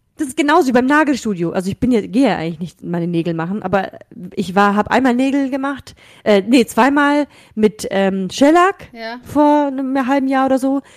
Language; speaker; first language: German; early bilingual, other home language; Russian